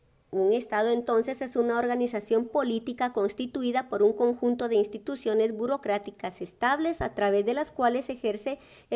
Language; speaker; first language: Spanish; native; Spanish